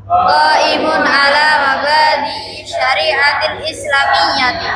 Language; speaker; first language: Arabic; non-native, learner; Indonesian